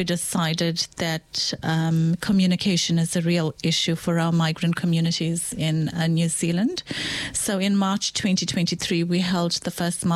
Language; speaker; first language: English; native; English